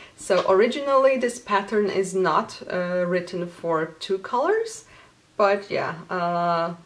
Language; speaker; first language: English; non-native, fluent; Polish